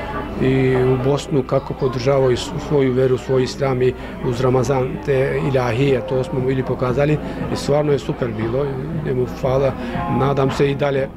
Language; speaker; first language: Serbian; early bilingual, heritage; Croatian